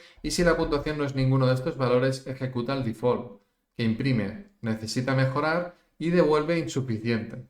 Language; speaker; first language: Spanish; native; Spanish